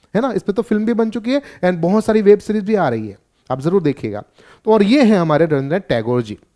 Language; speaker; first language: Hindi; non-native, local second language; Gujarati